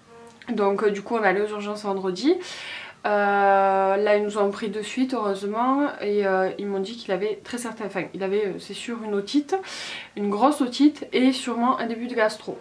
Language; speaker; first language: French; native; French